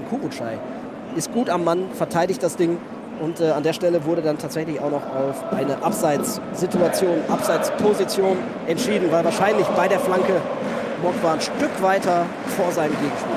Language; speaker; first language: German; native; German